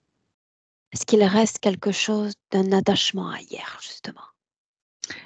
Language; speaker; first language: French; native; French